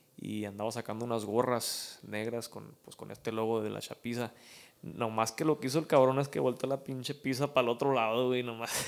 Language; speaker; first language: Spanish; early bilingual, heritage; Spanish